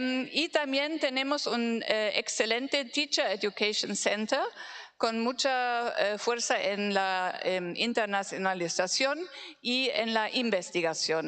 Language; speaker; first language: Spanish; non-native, fluent; German